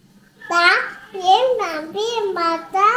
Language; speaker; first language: Russian; early bilingual, other home language; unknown